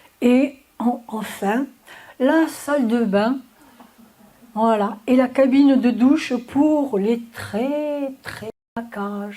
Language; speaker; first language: French; native; French